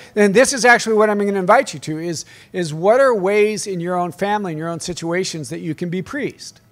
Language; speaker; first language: English; native; English